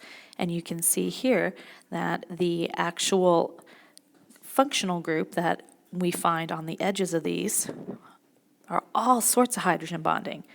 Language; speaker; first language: English; native; English